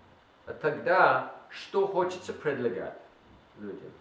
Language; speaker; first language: Russian; non-native, learner; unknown